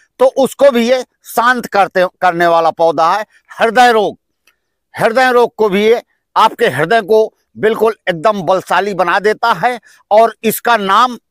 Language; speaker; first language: Hindi; native; Hindi